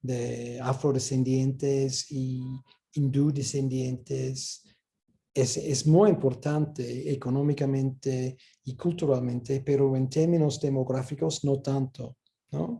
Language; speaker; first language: Spanish; non-native, fluent; English